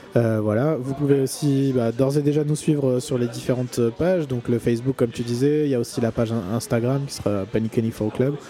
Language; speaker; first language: French; native; French